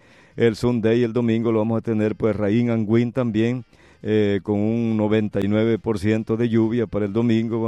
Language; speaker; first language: Spanish; native; Spanish